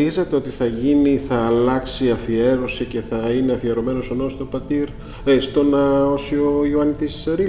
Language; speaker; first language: Greek; non-native, fluent; Bulgarian